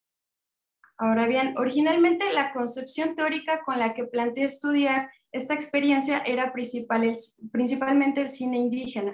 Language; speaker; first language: Spanish; native; Spanish